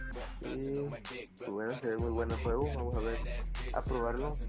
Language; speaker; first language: Spanish; native; Spanish